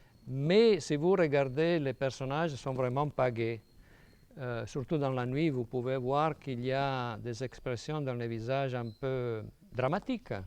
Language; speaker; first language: French; non-native, fluent; Italian